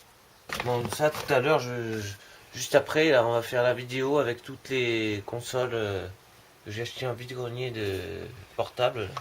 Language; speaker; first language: French; native; French